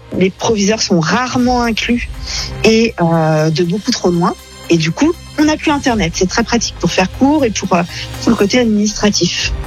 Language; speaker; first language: French; native; French